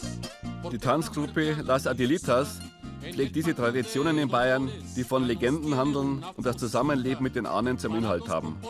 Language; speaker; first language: German; native; German